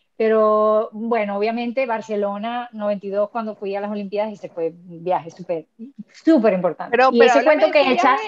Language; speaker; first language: Spanish; native; Spanish